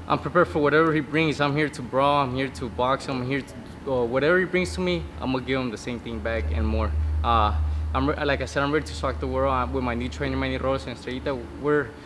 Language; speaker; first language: English; early bilingual, other home language; Spanish